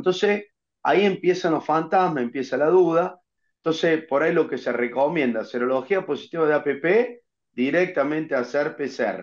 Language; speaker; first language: Spanish; native; Spanish